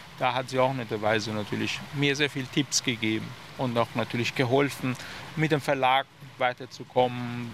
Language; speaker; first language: German; non-native, fluent; Persian